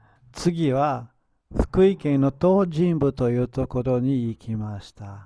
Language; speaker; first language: Japanese; non-native, fluent; Portuguese